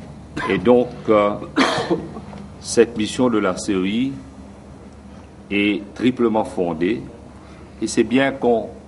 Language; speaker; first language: French; non-native, local second language; Morisyen